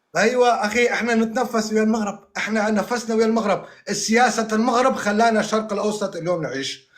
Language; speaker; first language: Arabic; non-native, local second language; Kurdish